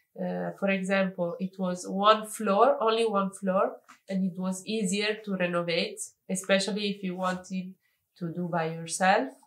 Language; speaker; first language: English; non-native, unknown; Italian